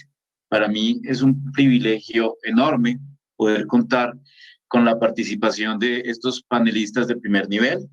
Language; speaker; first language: Spanish; native; Spanish